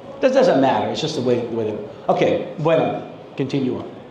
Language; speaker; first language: English; native; English